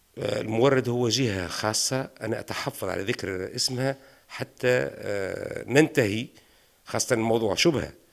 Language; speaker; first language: Arabic; native; Arabic